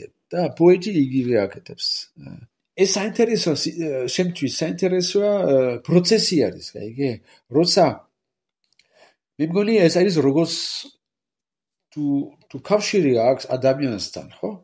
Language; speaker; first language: Georgian; non-native, learner; French